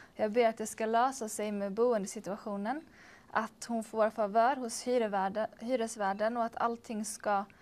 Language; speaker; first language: Swedish; native; Swedish